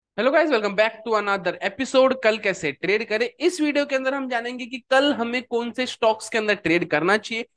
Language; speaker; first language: Hindi; native; Hindi